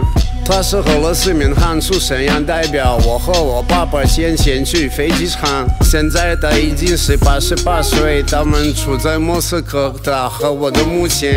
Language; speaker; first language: Chinese; non-native, learner; Russian